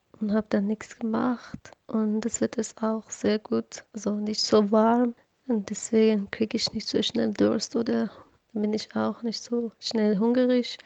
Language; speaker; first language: German; non-native, fluent; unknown